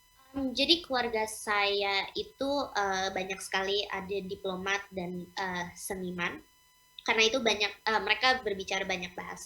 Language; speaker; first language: Indonesian; non-native, local second language; English